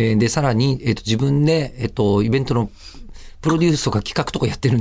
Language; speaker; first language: Japanese; native; Japanese